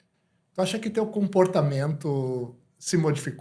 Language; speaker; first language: Portuguese; native; Portuguese